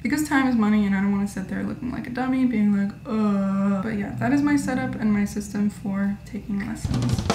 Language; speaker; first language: English; native; English